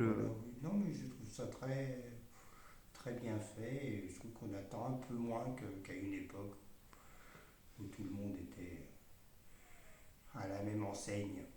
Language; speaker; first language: French; native; French